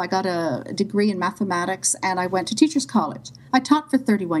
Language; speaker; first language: English; native; English